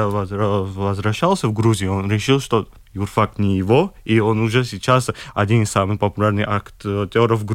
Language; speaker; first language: Russian; non-native, fluent; Georgian